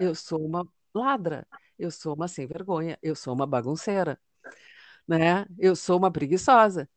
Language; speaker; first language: Portuguese; native; Portuguese